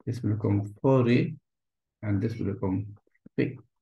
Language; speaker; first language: English; non-native, local second language; Hindi